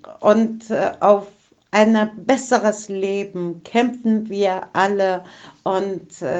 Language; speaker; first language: German; non-native, fluent; Persian